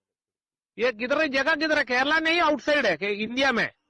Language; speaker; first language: Hindi; non-native, local second language; Malayalam